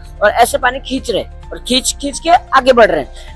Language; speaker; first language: Hindi; native; Hindi